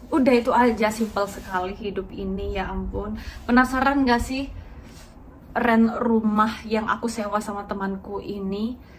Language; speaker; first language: Indonesian; native; Indonesian